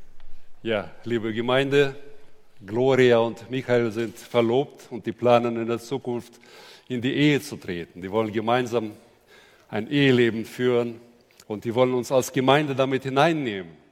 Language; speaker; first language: German; native; German